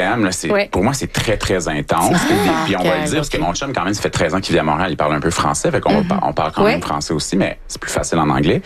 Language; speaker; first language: French; native; French